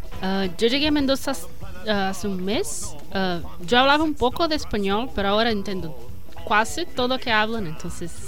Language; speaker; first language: Spanish; non-native, learner; Portuguese